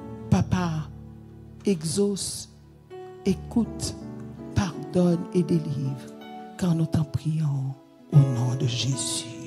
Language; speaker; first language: French; native; French